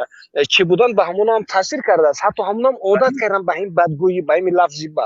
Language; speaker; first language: Persian; native; Persian